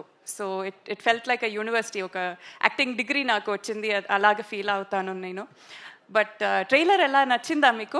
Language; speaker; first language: Telugu; non-native, local second language; Tamil